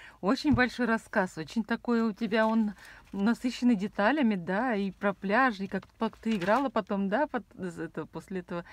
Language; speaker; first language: Russian; native; Russian